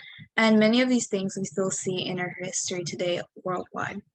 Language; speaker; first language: English; native; English